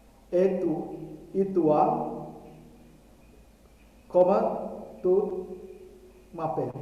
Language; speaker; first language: French; non-native, learner; Sinhala